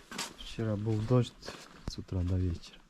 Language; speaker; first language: Russian; non-native, local second language; Kyrgyz